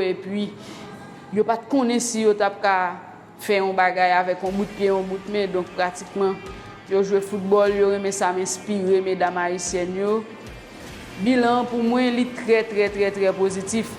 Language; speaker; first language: French; non-native, local second language; Haitian Creole